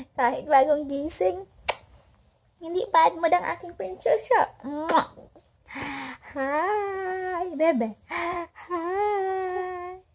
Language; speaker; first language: Filipino; non-native, local second language; Hiligaynon